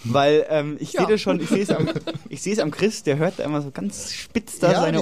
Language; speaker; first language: German; native; German